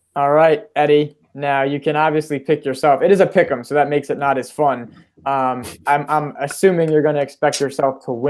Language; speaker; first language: English; native; English